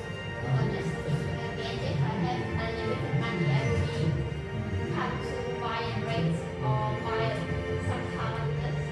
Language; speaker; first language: English; non-native, learner; Vietnamese